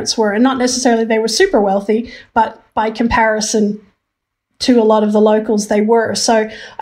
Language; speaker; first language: English; native; English